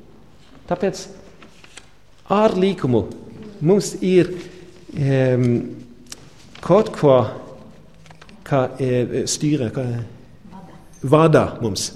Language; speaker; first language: Latvian; non-native, learner; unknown